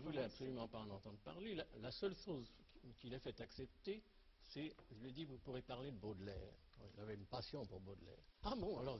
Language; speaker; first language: French; native; French